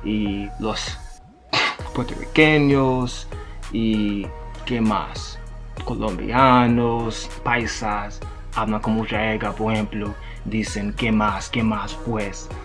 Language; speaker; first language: Spanish; non-native, learner; Haitian Creole